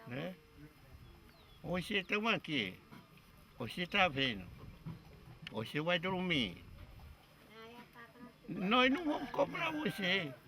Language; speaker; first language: Portuguese; non-native, local second language; Kayapó